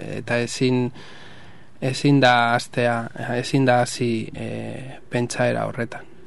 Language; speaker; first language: Basque; non-native, local second language; Spanish